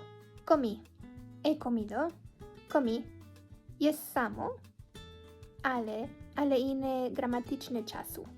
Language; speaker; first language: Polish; non-native, learner; Spanish